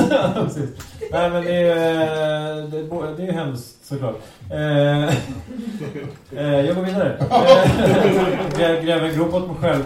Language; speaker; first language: Swedish; native; Swedish